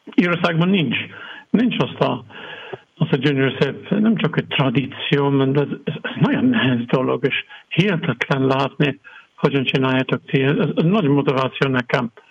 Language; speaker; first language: Hungarian; non-native, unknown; English